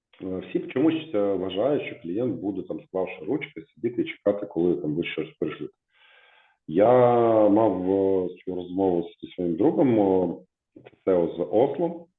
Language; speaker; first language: Ukrainian; native; Ukrainian